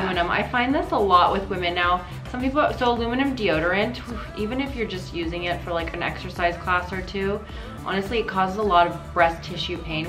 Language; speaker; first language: English; native; English